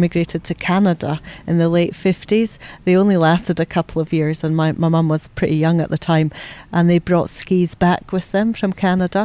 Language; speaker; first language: English; native; English